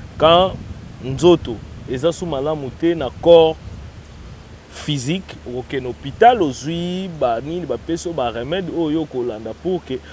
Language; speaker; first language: Lingala; non-native, local second language; Kongo